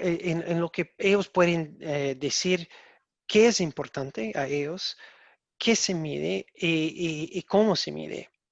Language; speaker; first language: Spanish; non-native, learner; English